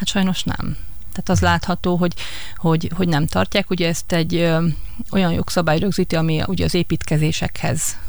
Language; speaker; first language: Hungarian; native; Hungarian